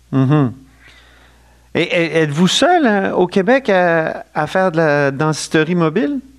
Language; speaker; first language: French; native; French